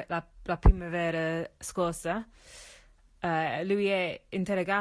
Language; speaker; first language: Italian; non-native, learner; English